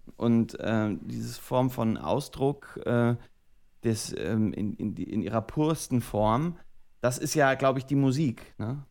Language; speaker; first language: German; native; German